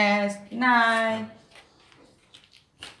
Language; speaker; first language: English; non-native, learner; Vietnamese